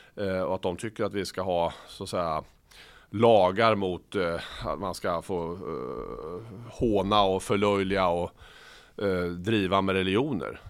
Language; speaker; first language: Swedish; native; Swedish